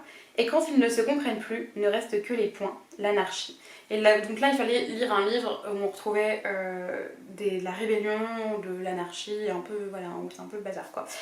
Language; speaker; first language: French; native; French